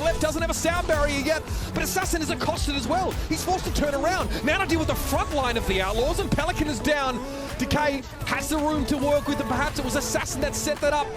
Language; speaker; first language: English; native; English